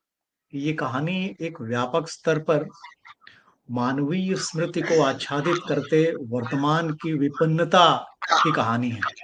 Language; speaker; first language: Hindi; native; Hindi